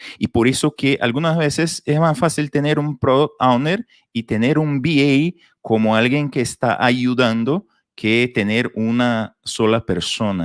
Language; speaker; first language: Spanish; non-native, fluent; Portuguese